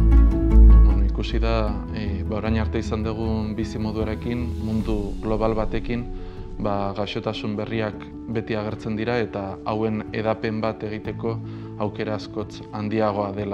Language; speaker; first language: Basque; native; Basque